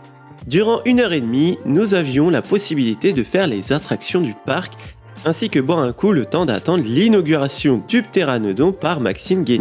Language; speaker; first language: French; native; French